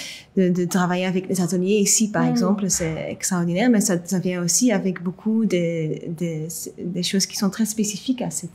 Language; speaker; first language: French; non-native, local second language; Dutch